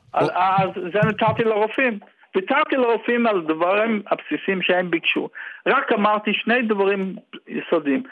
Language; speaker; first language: Hebrew; non-native, fluent; Yiddish